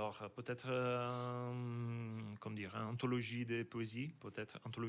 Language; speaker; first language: French; non-native, fluent; Italian